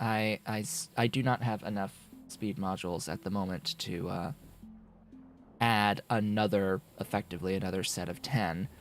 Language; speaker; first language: English; native; English